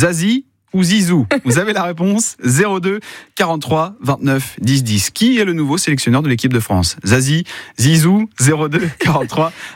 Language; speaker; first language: French; native; French